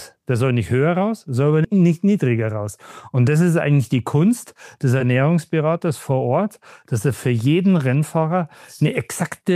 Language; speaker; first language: German; native; German